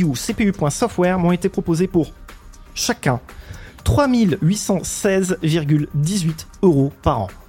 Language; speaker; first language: French; native; French